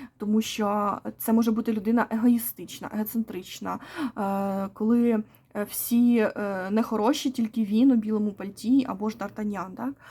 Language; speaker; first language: Ukrainian; non-native, local second language; Russian